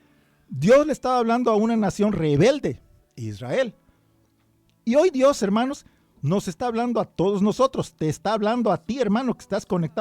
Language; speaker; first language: Spanish; native; Spanish